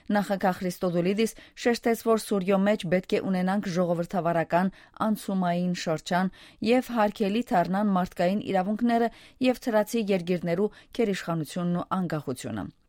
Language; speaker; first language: Armenian; early bilingual, heritage; Armenian